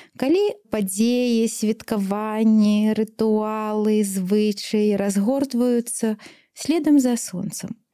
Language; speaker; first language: Belarusian; native; Belarusian